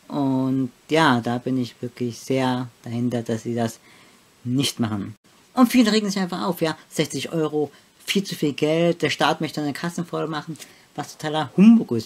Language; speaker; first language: German; native; German